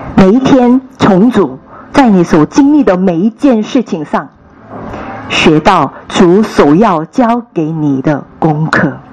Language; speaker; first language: Chinese; non-native, fluent; Korean